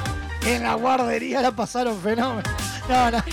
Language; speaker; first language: Spanish; native; Spanish